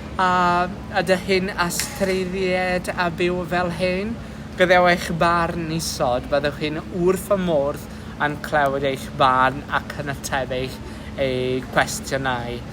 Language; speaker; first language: Welsh; non-native, learner; English